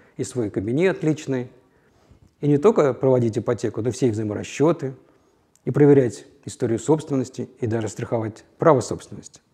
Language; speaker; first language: Russian; native; Russian